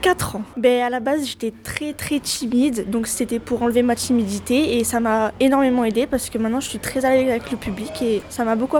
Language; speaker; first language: French; native; French